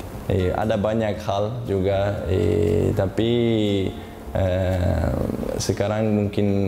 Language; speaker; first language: Indonesian; non-native, learner; Uzbek